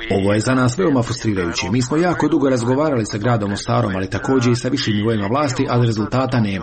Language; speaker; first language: Serbian; native; Serbian